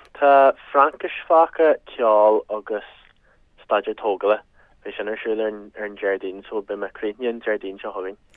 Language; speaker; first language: Irish; native; Irish